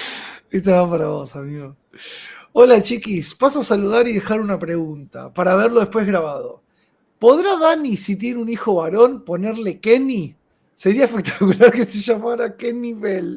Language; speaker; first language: Spanish; native; Spanish